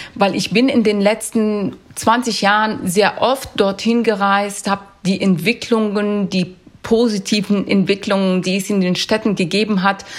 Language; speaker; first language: German; early bilingual, other home language; Persian